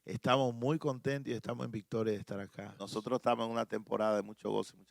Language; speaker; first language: Spanish; native; Spanish